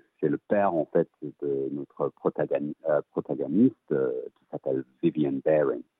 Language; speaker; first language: French; early bilingual, heritage; English